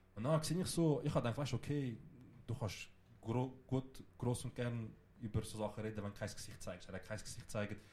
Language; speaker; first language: German; early bilingual, other home language; Kurdish